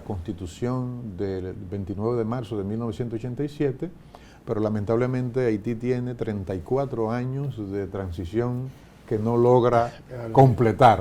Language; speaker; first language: Spanish; native; Spanish